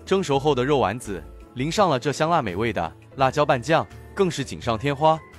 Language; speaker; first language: Chinese; native; Chinese